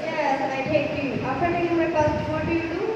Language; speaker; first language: English; non-native, learner; Bangla